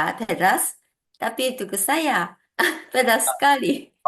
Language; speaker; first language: Indonesian; non-native, learner; Japanese